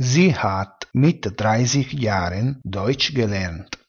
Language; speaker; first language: German; non-native, fluent; Italian